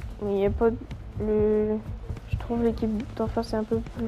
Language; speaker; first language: French; native; French